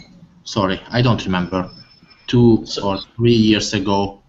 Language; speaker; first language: English; non-native, learner; Hungarian